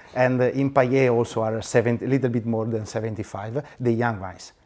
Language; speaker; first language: English; non-native, fluent; Italian